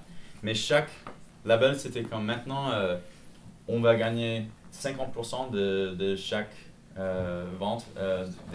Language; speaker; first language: French; non-native, fluent; English